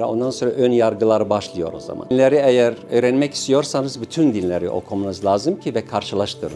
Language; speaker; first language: Turkish; non-native, local second language; Syriac